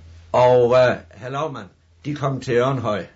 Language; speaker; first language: Danish; native; Danish